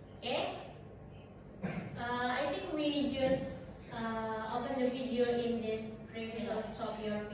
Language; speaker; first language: English; non-native, learner; Indonesian